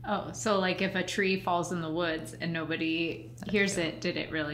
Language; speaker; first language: English; native; English